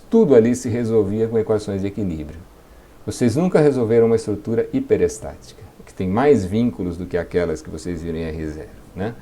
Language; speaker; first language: Portuguese; native; Portuguese